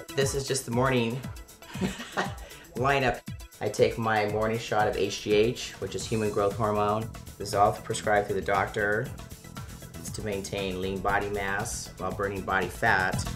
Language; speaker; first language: English; native; English